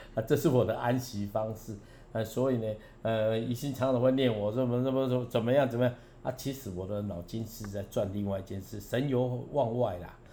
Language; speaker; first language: Chinese; non-native, local second language; Min Nan Chinese